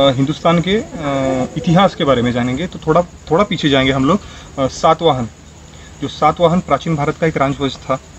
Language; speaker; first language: Hindi; non-native, local second language; Marathi